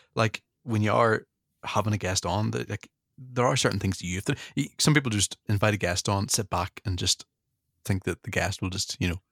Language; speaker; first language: English; native; English